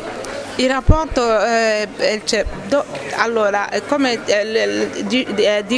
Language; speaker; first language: Italian; non-native, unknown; French